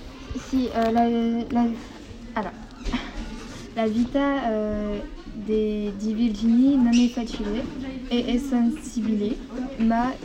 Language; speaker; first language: Italian; non-native, learner; French